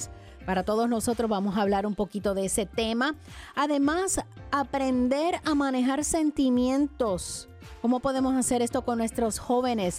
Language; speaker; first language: Spanish; native; Spanish